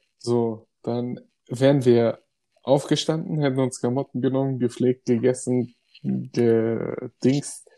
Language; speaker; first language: German; early bilingual, other home language; Greek